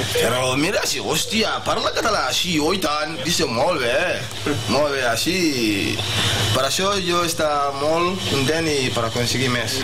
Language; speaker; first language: Catalan; non-native, learner; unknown